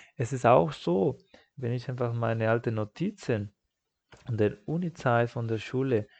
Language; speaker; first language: German; non-native, fluent; Spanish